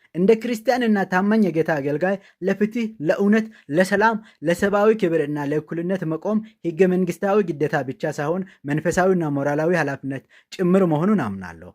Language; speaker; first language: Amharic; non-native, local second language; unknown